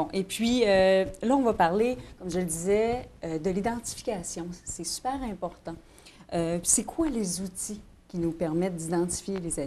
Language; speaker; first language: French; native; French